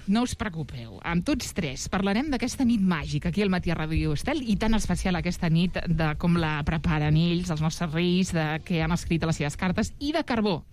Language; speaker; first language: Catalan; native; Catalan